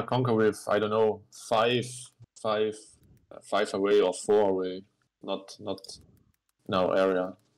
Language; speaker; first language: English; non-native, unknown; German